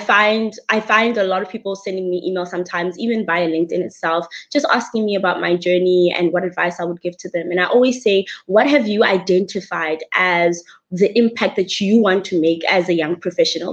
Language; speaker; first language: English; non-native, local second language; Tswana